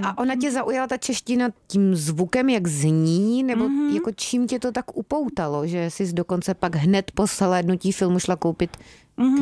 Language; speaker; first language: Czech; native; Czech